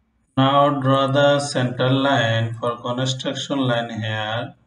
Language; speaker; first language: English; non-native, local second language; Bangla